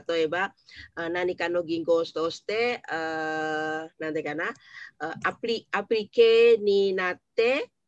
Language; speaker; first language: Japanese; non-native, learner; Indonesian